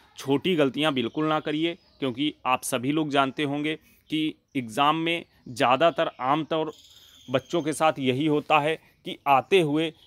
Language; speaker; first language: Hindi; native; Hindi